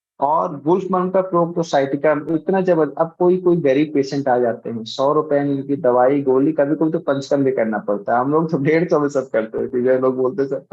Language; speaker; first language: Hindi; native; Hindi